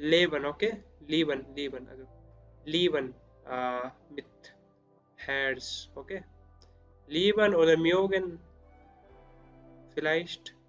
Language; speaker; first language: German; non-native, learner; Spanish